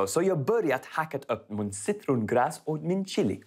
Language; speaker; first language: Swedish; non-native, learner; English